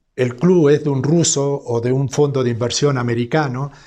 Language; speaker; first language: Spanish; native; Spanish